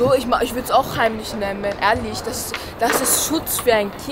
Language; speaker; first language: German; early bilingual, other home language; Persian